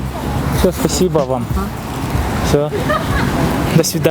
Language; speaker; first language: Russian; non-native, local second language; Kyrgyz